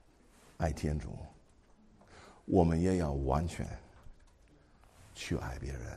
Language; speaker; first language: Chinese; non-native, fluent; English